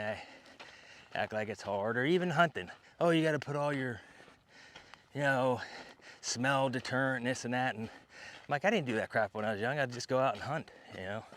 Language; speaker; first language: English; native; English